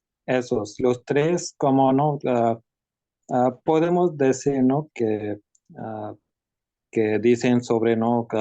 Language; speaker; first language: Spanish; non-native, learner; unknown